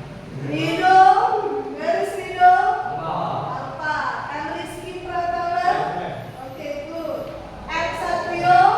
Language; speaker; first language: English; non-native, fluent; Indonesian